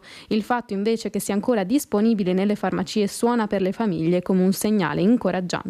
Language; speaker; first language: Italian; native; Italian